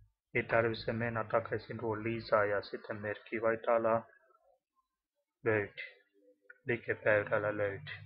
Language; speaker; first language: Finnish; non-native, learner; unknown